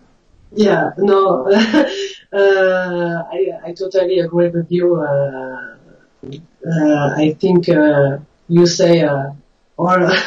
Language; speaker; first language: English; non-native, learner; French